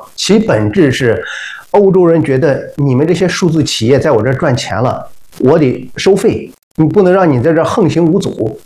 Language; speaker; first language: Chinese; native; Chinese